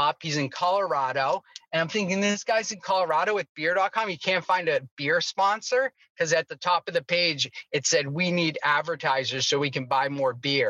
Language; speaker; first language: English; native; English